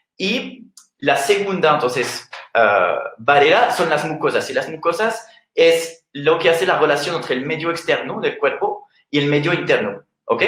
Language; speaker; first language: Spanish; non-native, fluent; French